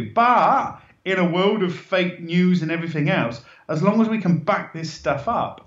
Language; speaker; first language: English; native; English